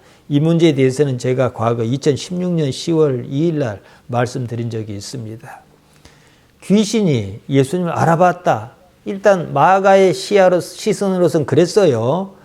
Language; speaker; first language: Korean; native; Korean